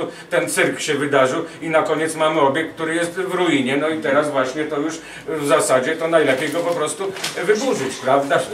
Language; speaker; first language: Polish; native; Polish